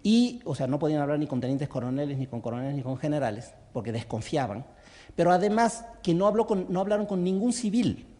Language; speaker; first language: Spanish; native; Spanish